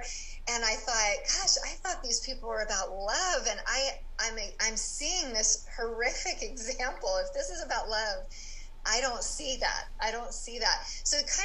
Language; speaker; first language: English; native; English